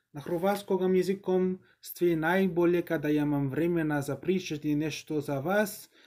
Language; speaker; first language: Ukrainian; non-native, learner; English